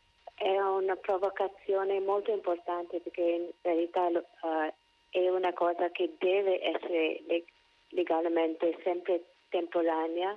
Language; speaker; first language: Italian; non-native, fluent; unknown